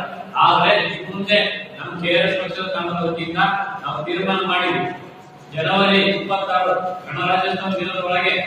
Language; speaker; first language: Kannada; native; Kannada